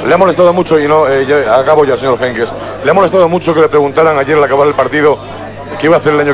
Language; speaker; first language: Spanish; native; Spanish